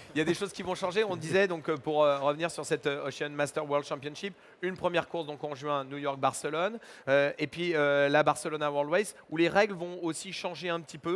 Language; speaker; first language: French; native; French